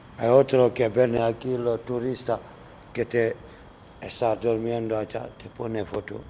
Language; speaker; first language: Spanish; non-native, learner; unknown